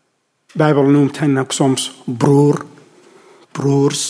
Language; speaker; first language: Dutch; non-native, learner; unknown